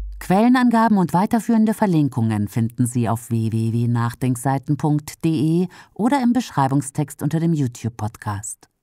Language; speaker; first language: German; native; German